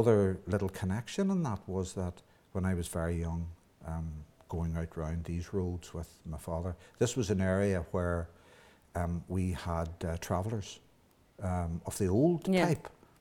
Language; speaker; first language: English; native; English